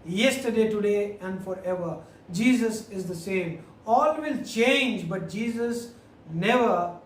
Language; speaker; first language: English; non-native, local second language; Hindi